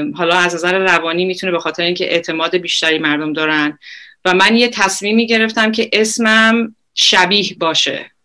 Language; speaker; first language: Persian; native; Persian